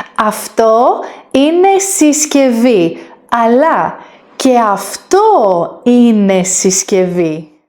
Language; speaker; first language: Greek; native; Greek